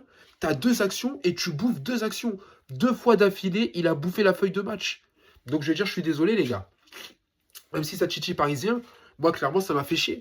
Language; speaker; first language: French; native; French